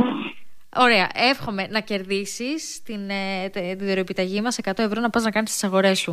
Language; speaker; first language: Greek; native; Greek